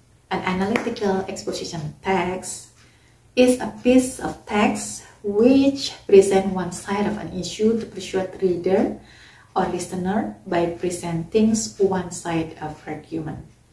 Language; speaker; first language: English; non-native, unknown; Indonesian